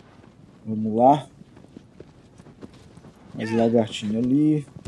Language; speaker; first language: Portuguese; native; Portuguese